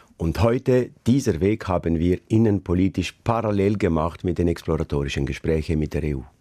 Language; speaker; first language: German; non-native, local second language; Italian